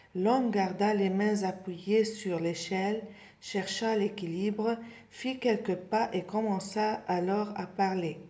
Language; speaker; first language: French; non-native, local second language; Arabic